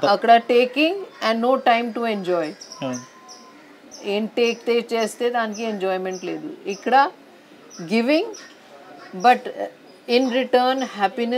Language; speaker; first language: Telugu; non-native, learner; Hindi